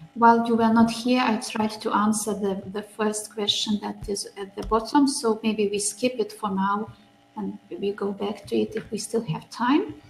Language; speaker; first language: English; non-native, fluent; Lithuanian